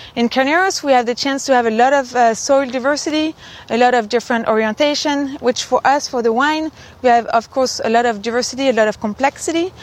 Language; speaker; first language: English; non-native, fluent; French